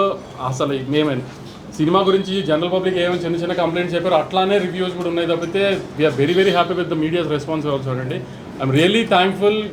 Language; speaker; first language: Telugu; native; Telugu